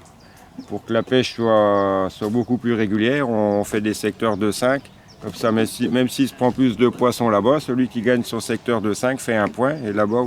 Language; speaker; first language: French; native; French